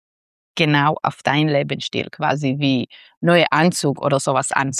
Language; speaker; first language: German; non-native, fluent; Hebrew